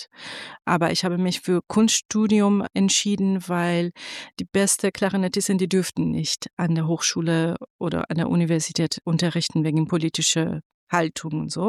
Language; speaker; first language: German; non-native, fluent; Persian